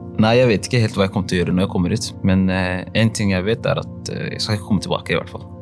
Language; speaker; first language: Norwegian; early bilingual, other home language; Somali